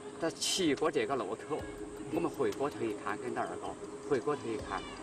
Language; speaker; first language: Chinese; native; Chinese